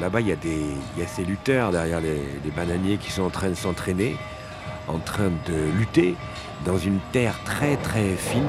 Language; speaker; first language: French; native; French